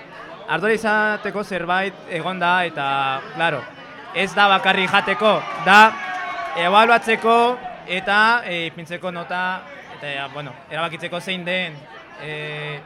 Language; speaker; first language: Basque; non-native, local second language; Spanish